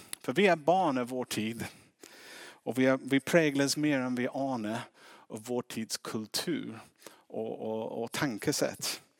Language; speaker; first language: Swedish; non-native, fluent; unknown